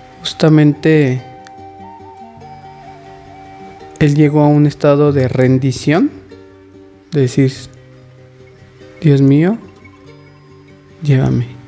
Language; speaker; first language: Spanish; native; Spanish